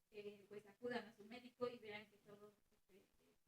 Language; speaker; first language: Spanish; native; Spanish